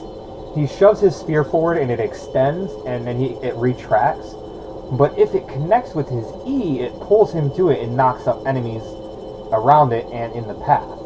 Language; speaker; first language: English; native; English